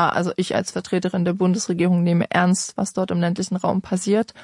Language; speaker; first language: German; native; German